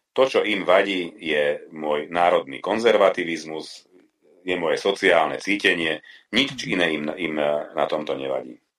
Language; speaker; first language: Slovak; non-native, local second language; Hungarian